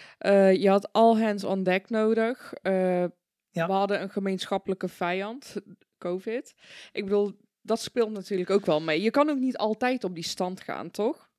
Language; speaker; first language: Dutch; early bilingual, other home language; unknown